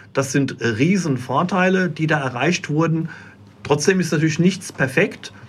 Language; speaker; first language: German; native; German